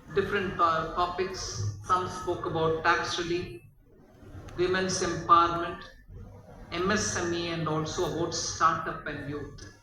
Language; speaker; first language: English; non-native, local second language; Tamil